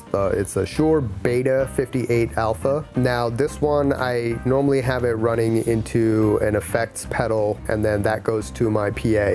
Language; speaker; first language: English; native; English